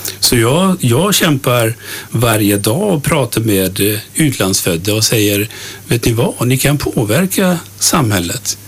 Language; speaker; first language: Swedish; early bilingual, other home language; Turkish